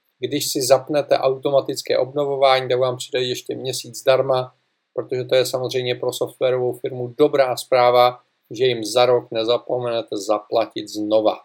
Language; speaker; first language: Czech; native; Czech